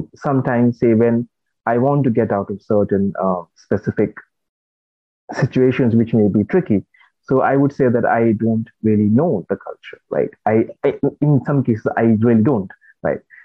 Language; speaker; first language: English; non-native, local second language; Nepali